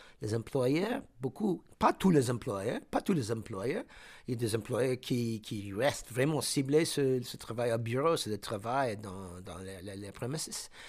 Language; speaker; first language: French; non-native, fluent; English